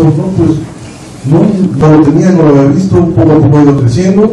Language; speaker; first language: Spanish; native; Spanish